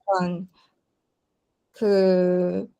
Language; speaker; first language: Korean; non-native, learner; Chinese